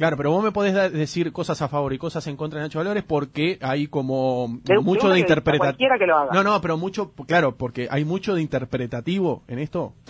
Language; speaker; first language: Spanish; native; Spanish